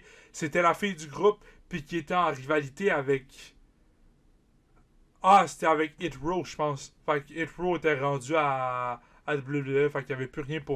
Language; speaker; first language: French; native; French